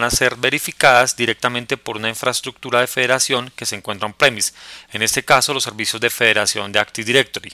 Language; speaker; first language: Spanish; native; Spanish